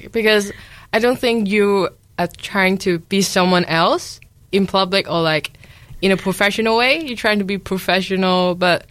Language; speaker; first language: English; non-native, local second language; Cantonese